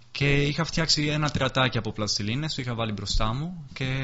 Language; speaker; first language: Greek; non-native, fluent; Italian